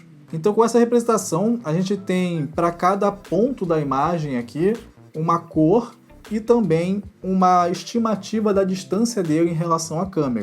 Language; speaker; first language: Portuguese; native; Portuguese